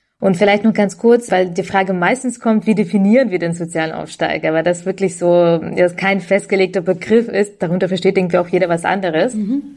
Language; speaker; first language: German; early bilingual, other home language; Russian